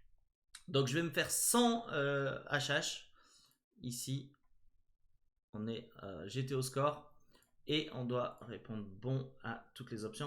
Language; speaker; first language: French; native; French